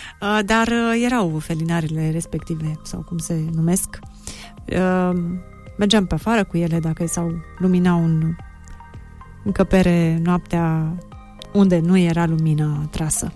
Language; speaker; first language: Romanian; native; Romanian